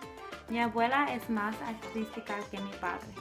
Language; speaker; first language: Spanish; non-native, learner; English